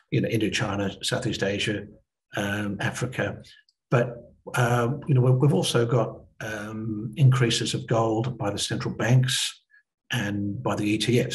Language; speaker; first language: English; native; English